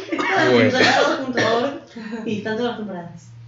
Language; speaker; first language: Spanish; native; Spanish